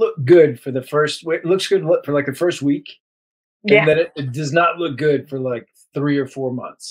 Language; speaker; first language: English; native; English